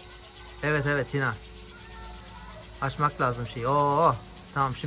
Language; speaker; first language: Turkish; native; Turkish